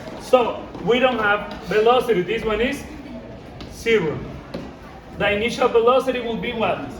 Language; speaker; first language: English; non-native, fluent; Spanish